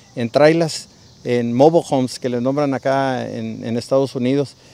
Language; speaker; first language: Spanish; native; Spanish